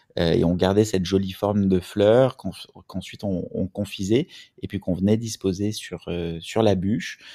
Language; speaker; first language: French; native; French